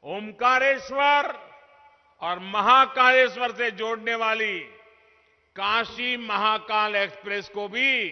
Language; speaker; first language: Hindi; native; Hindi